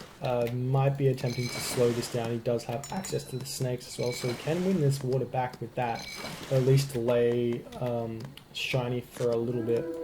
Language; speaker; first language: English; native; English